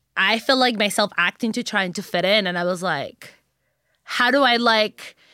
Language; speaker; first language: English; non-native, fluent; Spanish